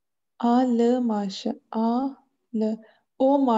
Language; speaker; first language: French; non-native, learner; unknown